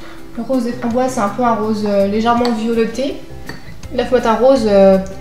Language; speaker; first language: French; native; French